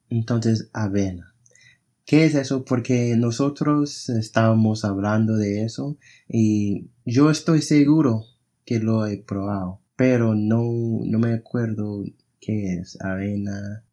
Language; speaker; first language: Spanish; non-native, fluent; English